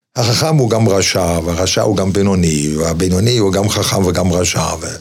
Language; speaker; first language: Hebrew; non-native, fluent; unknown